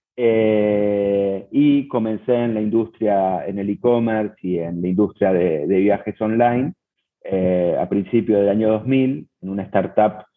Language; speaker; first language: Spanish; native; Spanish